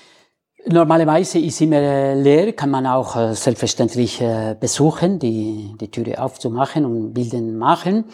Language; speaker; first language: German; non-native, learner; Spanish